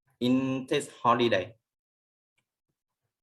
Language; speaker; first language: English; non-native, learner; Vietnamese